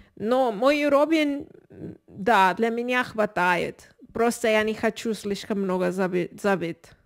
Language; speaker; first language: Russian; non-native, learner; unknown